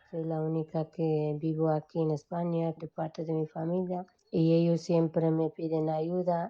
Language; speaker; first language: Spanish; non-native, fluent; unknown